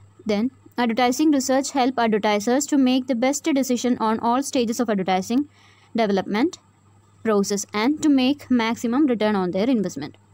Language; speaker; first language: English; non-native, local second language; Malayalam